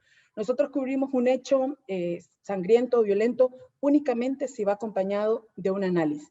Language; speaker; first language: Spanish; native; Spanish